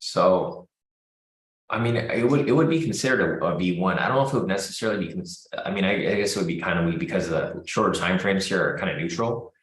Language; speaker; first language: English; native; English